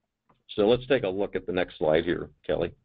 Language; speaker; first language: English; native; English